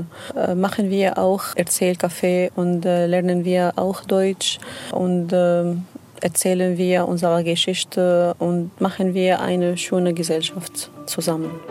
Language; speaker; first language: German; non-native, learner; Arabic